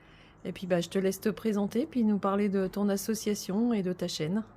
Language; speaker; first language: French; native; French